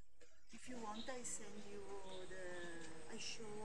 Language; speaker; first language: English; non-native, learner; Italian